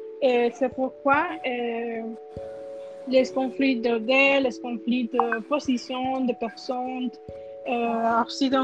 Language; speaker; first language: French; non-native, learner; Spanish